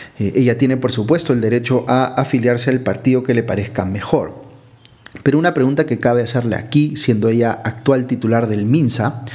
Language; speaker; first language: Spanish; native; Spanish